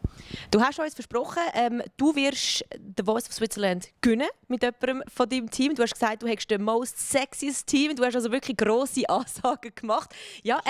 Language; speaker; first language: German; native; German